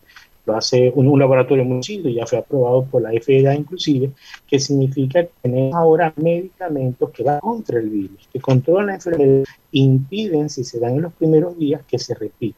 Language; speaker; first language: Spanish; native; Spanish